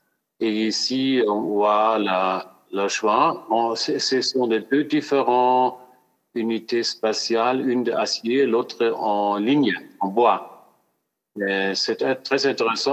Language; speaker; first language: French; non-native, fluent; German